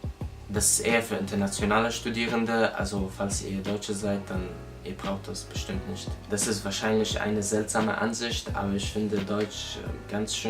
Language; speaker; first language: German; non-native, fluent; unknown